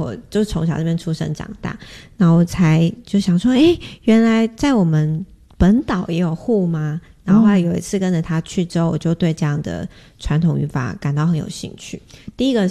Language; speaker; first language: Chinese; native; Chinese